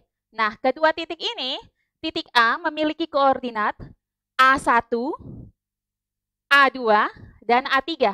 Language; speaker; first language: Indonesian; native; Indonesian